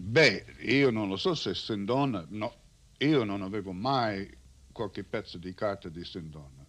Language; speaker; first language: Italian; non-native, learner; English